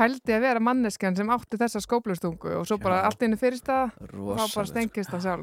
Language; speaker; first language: Icelandic; native; Icelandic